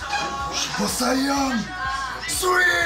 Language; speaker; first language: Japanese; non-native, learner; Korean